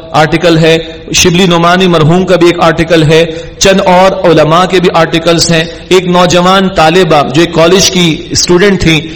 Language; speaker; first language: Urdu; native; Urdu